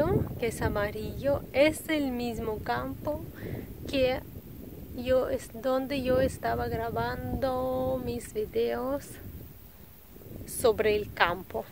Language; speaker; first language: Spanish; non-native, fluent; Russian